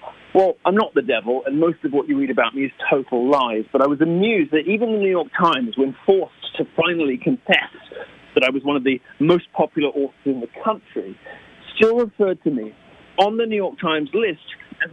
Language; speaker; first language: English; native; English